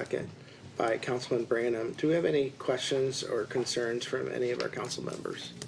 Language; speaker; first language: English; native; English